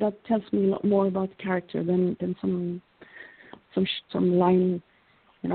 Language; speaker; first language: English; non-native, fluent; Norwegian